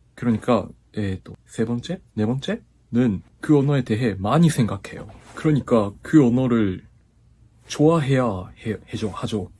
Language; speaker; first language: Korean; non-native, fluent; Japanese